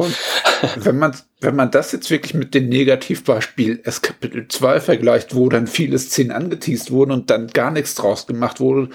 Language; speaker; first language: German; native; German